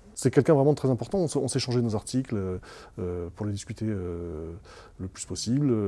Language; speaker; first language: French; native; French